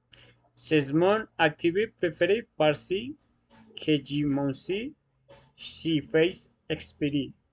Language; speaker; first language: French; non-native, learner; Spanish